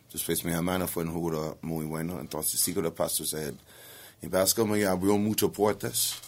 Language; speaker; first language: Spanish; non-native, learner; English